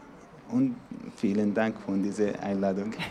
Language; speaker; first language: German; non-native, learner; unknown